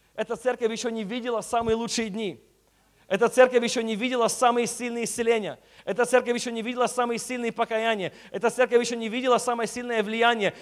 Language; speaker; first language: Russian; early bilingual, heritage; Russian